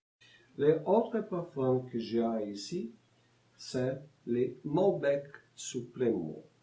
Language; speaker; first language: French; non-native, learner; Portuguese